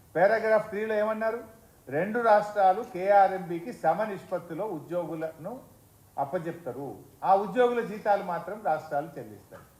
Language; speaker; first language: Telugu; native; Telugu